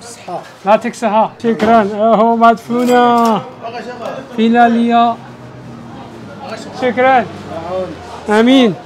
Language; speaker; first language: Arabic; non-native, learner; Korean